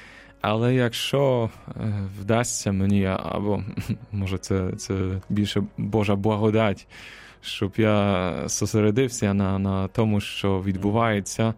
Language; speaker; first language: Ukrainian; non-native, fluent; Polish